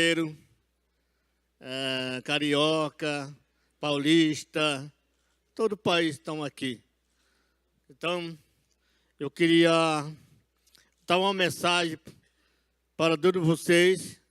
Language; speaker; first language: Portuguese; non-native, local second language; Yanomámi